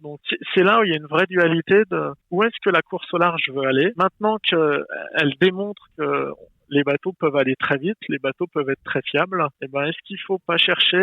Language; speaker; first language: French; native; French